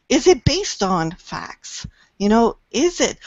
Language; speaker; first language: English; native; English